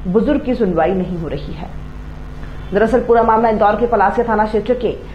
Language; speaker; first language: Hindi; native; Hindi